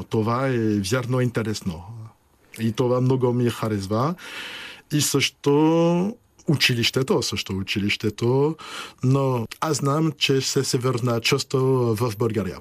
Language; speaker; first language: Bulgarian; non-native, learner; French